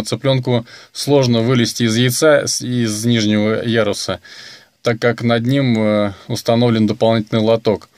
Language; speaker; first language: Russian; native; Russian